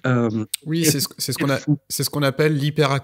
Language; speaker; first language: French; native; French